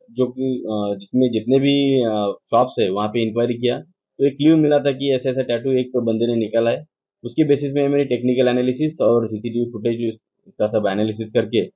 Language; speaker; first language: Hindi; non-native, local second language; Marathi